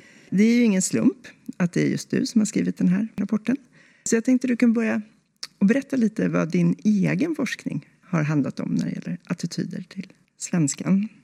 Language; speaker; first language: Swedish; native; Swedish